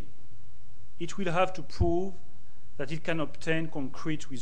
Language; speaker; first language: English; non-native, fluent; French